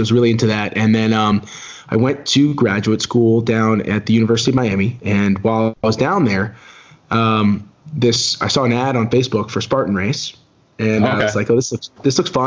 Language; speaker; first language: English; native; English